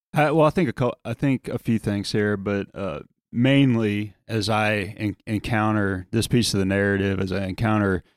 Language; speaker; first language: English; native; English